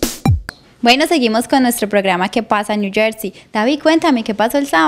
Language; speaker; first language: Spanish; native; Spanish